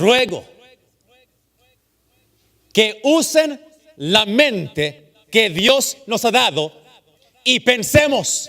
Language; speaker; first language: Spanish; early bilingual, heritage; English